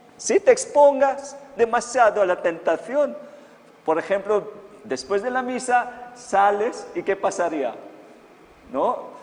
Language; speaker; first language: Spanish; non-native, fluent; Filipino